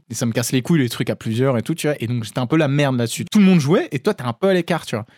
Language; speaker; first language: French; native; French